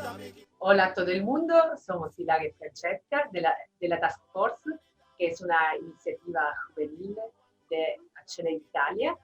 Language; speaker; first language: Spanish; non-native, fluent; Italian